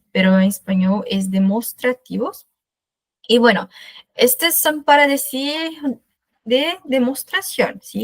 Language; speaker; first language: Spanish; non-native, fluent; Portuguese